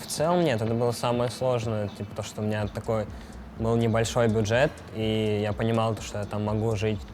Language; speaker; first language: Russian; native; Russian